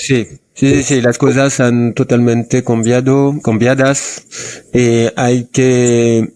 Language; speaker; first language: Spanish; non-native, learner; French